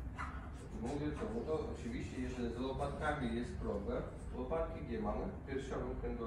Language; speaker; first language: Polish; non-native, fluent; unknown